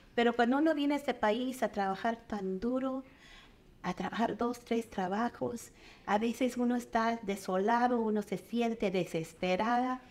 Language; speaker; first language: Spanish; native; Spanish